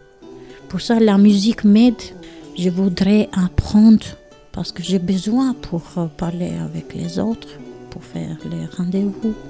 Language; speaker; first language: French; non-native, learner; Albanian